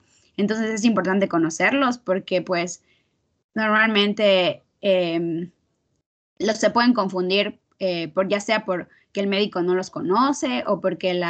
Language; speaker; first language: Spanish; native; Spanish